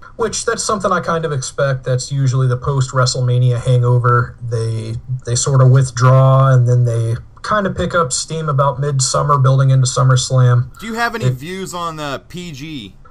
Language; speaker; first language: English; native; English